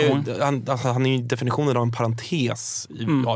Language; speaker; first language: Swedish; native; Swedish